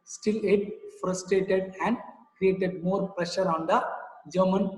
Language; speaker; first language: English; non-native, local second language; Tamil